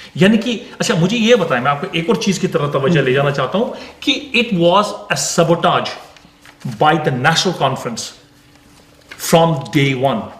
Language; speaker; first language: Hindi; non-native, local second language; Kashmiri